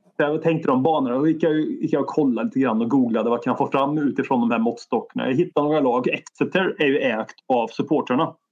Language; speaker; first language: Swedish; native; Swedish